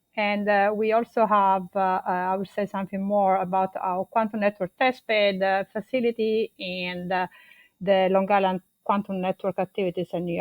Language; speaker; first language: English; non-native, fluent; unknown